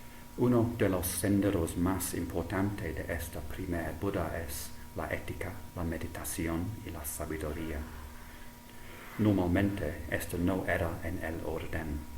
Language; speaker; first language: Spanish; non-native, fluent; English